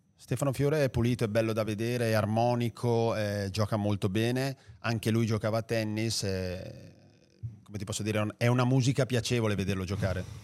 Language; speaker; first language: Italian; native; Italian